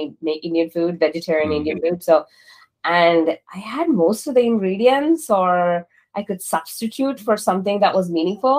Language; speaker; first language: English; non-native, local second language; Kannada